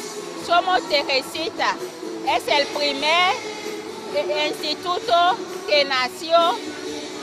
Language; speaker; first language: Spanish; non-native, fluent; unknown